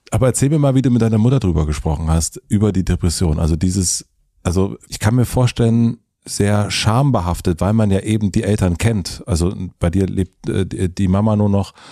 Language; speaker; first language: German; native; German